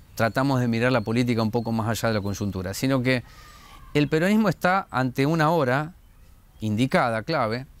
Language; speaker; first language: Spanish; native; Spanish